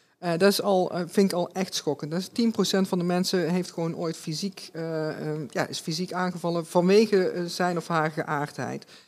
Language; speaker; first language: Dutch; native; Dutch